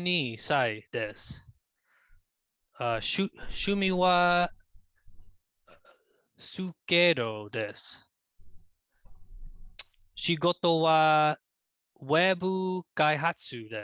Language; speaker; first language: Japanese; non-native, learner; English